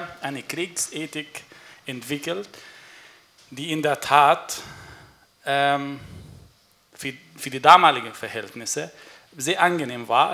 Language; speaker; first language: German; non-native, fluent; Arabic